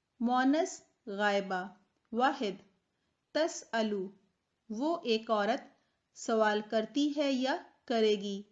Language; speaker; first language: Urdu; native; Urdu